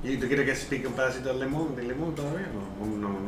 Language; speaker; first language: Spanish; early bilingual, heritage; Spanish